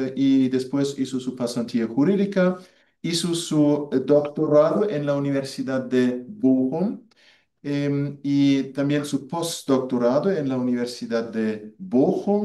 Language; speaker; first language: Spanish; non-native, fluent; German